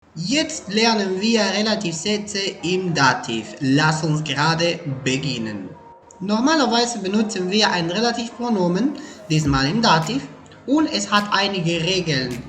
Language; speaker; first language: German; non-native, fluent; Spanish